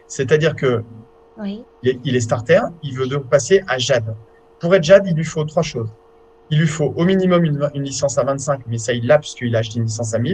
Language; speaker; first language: French; native; French